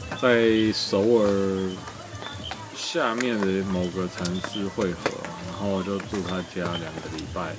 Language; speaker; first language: Chinese; non-native, fluent; English